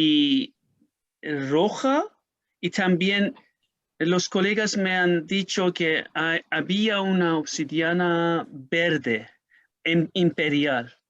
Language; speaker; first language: Spanish; non-native, learner; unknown